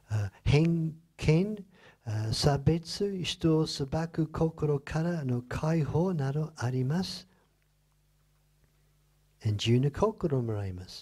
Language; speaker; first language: Japanese; non-native, fluent; English